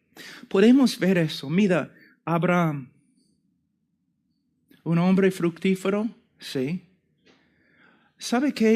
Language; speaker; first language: Spanish; non-native, fluent; English